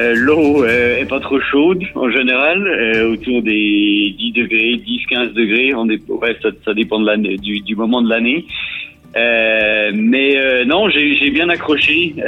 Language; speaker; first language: French; native; French